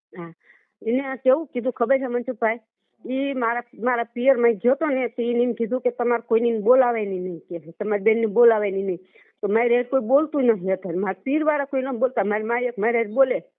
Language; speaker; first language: Gujarati; native; Gujarati